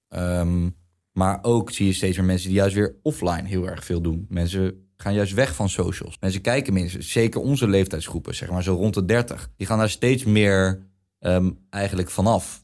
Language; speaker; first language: Dutch; native; Dutch